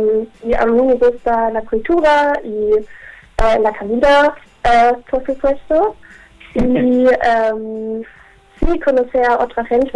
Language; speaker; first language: Spanish; non-native, learner; German